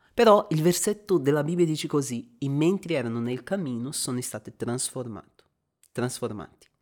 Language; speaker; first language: Italian; non-native, fluent; Portuguese